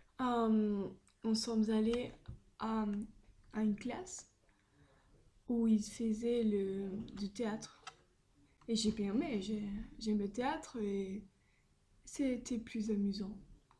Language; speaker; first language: French; non-native, learner; Spanish